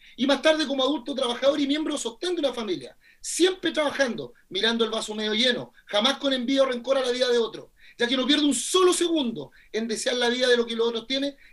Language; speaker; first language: Spanish; native; Spanish